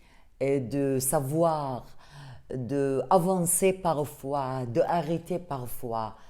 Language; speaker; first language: French; non-native, fluent; Arabic